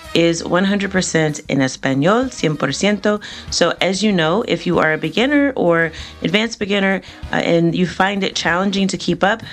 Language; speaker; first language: English; native; English